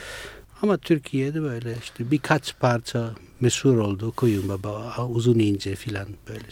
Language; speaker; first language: Turkish; non-native, fluent; Italian